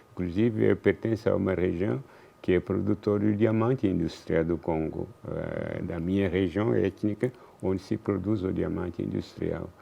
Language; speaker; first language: Portuguese; non-native, fluent; Luba-Lulua